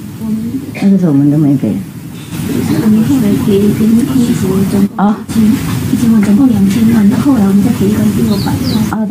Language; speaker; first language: Chinese; non-native, fluent; Vietnamese